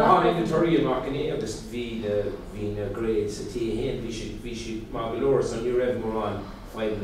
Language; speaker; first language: Irish; non-native, local second language; English